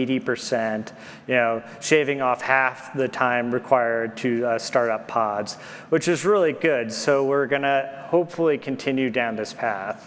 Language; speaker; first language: English; native; English